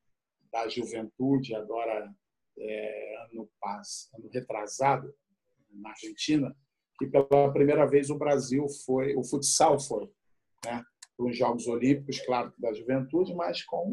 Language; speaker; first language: Portuguese; native; Portuguese